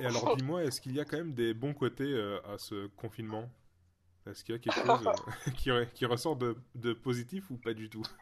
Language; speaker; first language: French; native; French